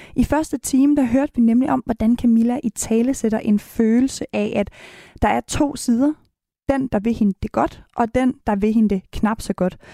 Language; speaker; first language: Danish; native; Danish